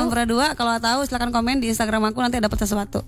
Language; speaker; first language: Indonesian; native; Indonesian